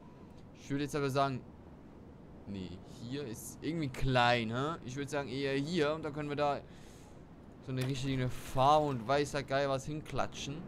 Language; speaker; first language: German; native; German